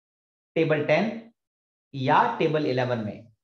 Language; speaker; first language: Hindi; native; Hindi